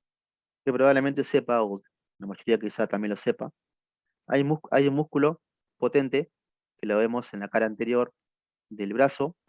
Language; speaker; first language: Spanish; native; Spanish